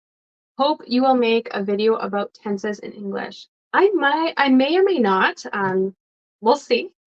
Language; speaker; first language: English; non-native, fluent; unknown